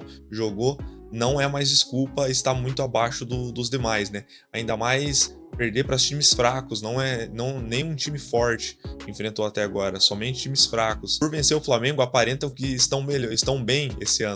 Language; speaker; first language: Portuguese; native; Portuguese